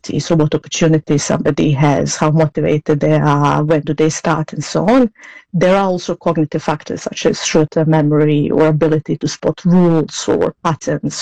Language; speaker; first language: English; non-native, fluent; Serbian